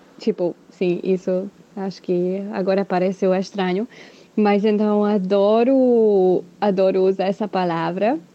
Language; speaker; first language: Portuguese; non-native, fluent; Hungarian